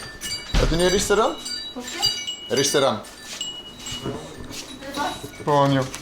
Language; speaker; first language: Russian; non-native, learner; English